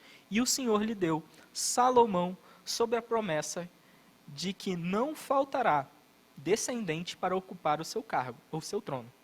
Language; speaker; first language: Portuguese; native; Portuguese